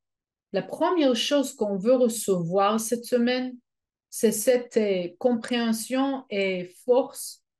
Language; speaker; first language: French; non-native, fluent; Hebrew